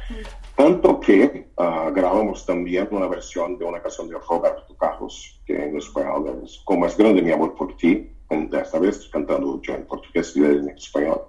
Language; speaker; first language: Spanish; non-native, fluent; Portuguese